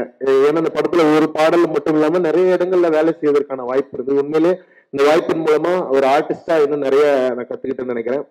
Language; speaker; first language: Tamil; native; Tamil